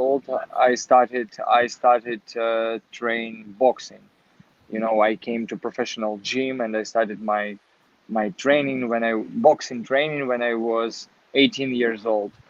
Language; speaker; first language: English; non-native, learner; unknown